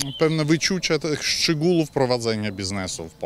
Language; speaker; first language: Polish; non-native, fluent; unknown